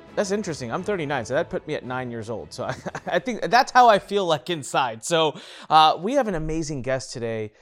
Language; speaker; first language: English; early bilingual, other home language; Hindi